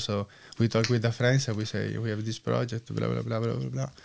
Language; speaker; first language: English; non-native, learner; Italian